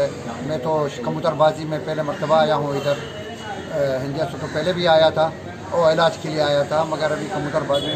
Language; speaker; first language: Hindi; non-native, learner; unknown